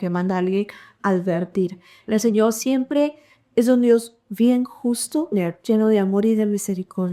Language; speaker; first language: Spanish; early bilingual, heritage; Spanish